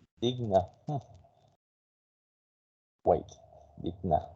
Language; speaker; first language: English; non-native, fluent; Spanish